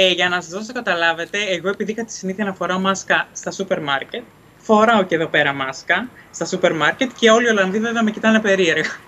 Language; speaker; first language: Greek; native; Greek